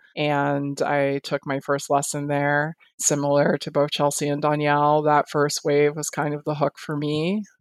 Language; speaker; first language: English; native; English